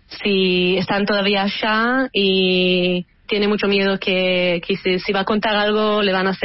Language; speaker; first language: Spanish; early bilingual, heritage; Hebrew